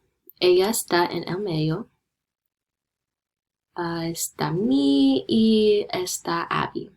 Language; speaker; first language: Spanish; non-native, learner; English